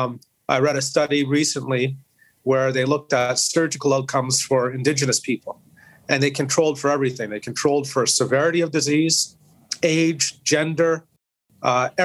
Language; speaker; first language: English; native; English